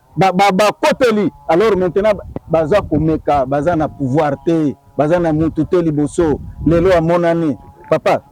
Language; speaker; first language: Lingala; non-native, local second language; Kongo